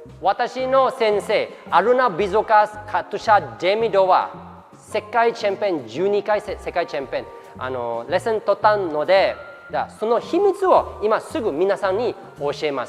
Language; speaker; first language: Japanese; non-native, fluent; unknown